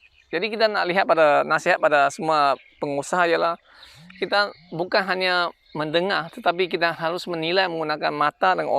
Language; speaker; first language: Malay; non-native, local second language; Chinese